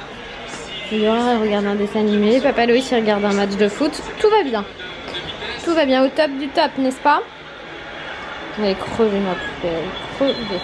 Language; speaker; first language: French; native; French